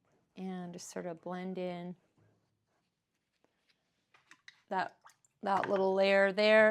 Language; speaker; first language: English; native; English